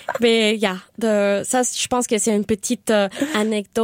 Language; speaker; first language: French; non-native, learner; English